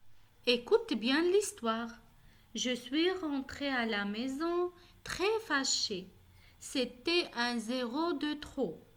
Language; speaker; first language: French; non-native, local second language; Arabic